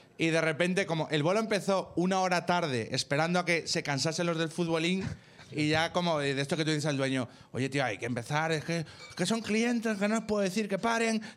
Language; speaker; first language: Spanish; native; Spanish